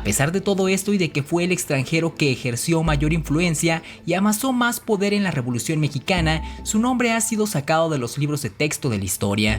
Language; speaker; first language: Spanish; native; Spanish